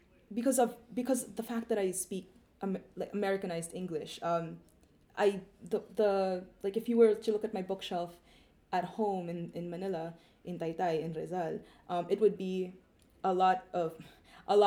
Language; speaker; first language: English; non-native, local second language; Filipino